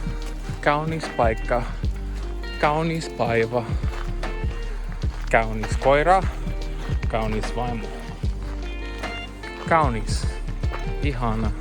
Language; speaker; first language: Finnish; non-native, learner; English